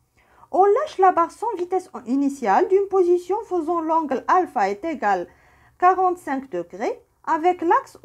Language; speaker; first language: French; non-native, local second language; Arabic